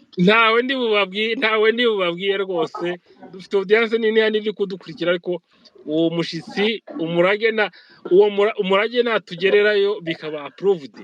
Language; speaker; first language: Kinyarwanda; native; Kinyarwanda